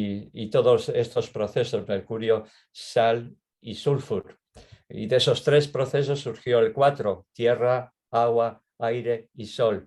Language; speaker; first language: Spanish; native; Spanish